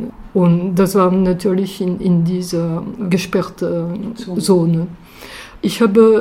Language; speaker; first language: German; non-native, fluent; French